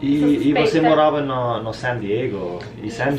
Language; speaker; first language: Portuguese; non-native, learner; English